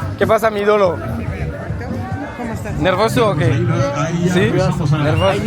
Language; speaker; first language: Spanish; non-native, learner; French